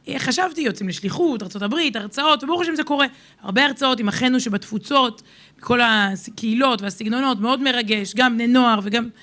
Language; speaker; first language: Hebrew; native; Hebrew